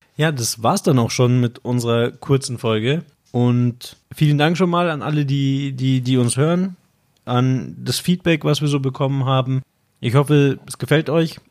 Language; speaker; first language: German; native; German